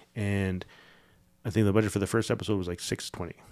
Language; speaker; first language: English; native; English